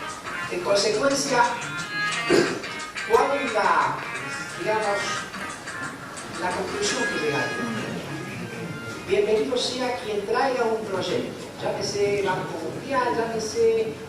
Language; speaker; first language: Spanish; native; Spanish